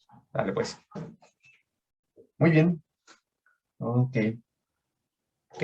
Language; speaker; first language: Spanish; native; Spanish